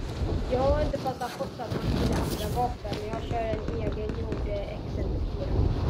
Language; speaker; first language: Swedish; early bilingual, other home language; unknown